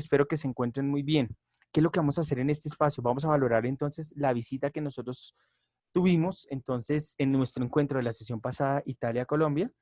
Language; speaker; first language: Spanish; native; Spanish